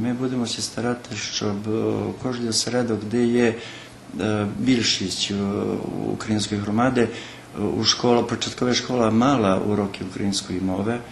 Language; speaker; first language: Ukrainian; early bilingual, heritage; Ukrainian